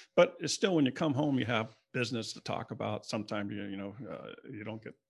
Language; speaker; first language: English; native; English